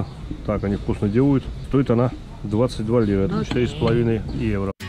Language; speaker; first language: Russian; native; Russian